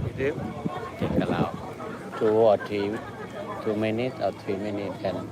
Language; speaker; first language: English; non-native, learner; Thai